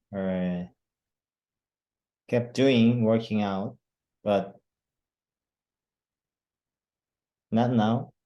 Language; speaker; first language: English; non-native, learner; Korean